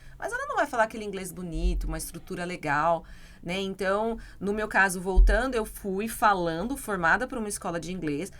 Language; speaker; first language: Portuguese; native; Portuguese